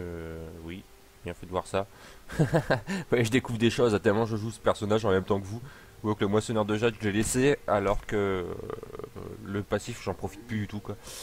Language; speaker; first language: French; native; French